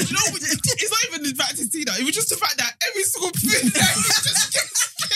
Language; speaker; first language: English; native; English